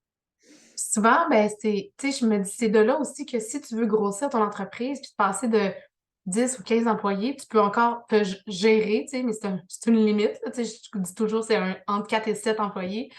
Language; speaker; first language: French; native; French